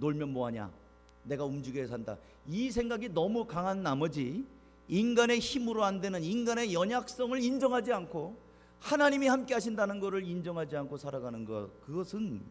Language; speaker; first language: Korean; native; Korean